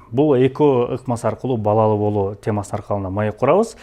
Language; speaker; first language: Kyrgyz; native; Kyrgyz